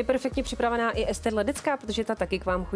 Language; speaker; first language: Czech; native; Czech